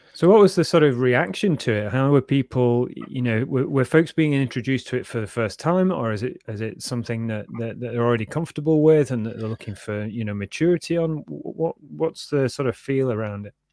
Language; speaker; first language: English; native; English